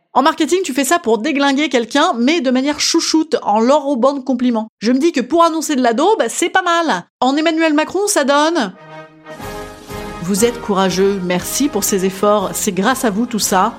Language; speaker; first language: French; native; French